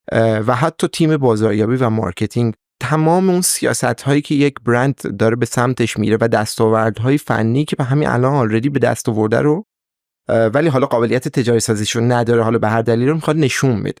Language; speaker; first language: Persian; native; Persian